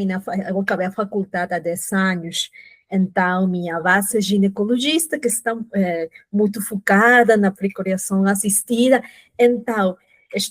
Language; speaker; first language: Portuguese; non-native, fluent; Spanish